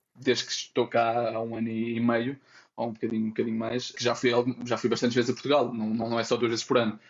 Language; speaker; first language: Portuguese; native; Portuguese